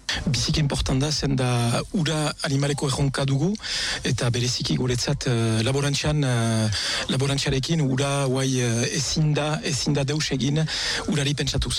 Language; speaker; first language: Basque; native; Basque